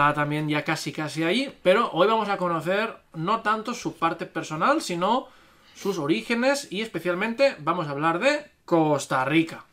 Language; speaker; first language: Spanish; native; Spanish